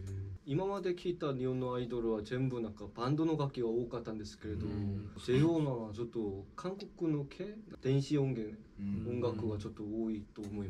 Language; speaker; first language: Japanese; non-native, fluent; Korean